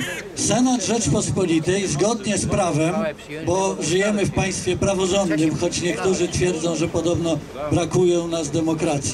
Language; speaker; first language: Polish; native; Polish